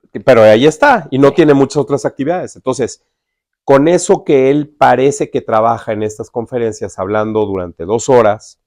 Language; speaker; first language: Spanish; native; Spanish